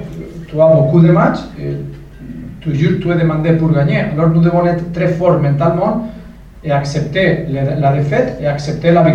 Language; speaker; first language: French; non-native, fluent; Spanish